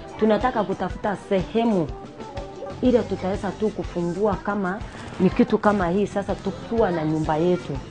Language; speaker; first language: Swahili; non-native, local second language; Gusii